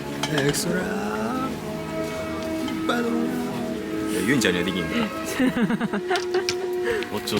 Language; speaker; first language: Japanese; native; Japanese